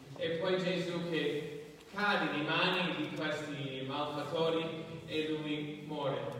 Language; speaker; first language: Italian; non-native, fluent; English